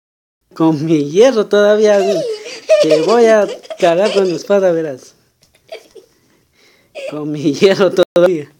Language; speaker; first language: Spanish; native; Spanish